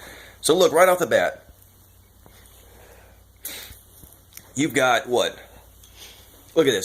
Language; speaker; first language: English; native; English